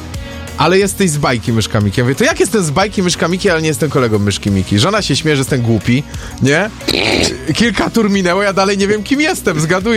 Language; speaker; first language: Polish; native; Polish